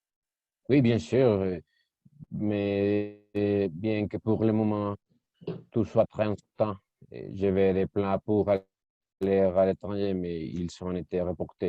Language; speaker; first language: French; non-native, learner; Spanish